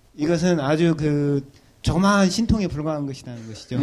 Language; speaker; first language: Korean; native; Korean